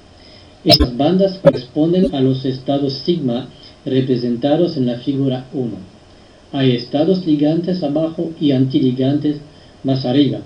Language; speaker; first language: Spanish; non-native, fluent; French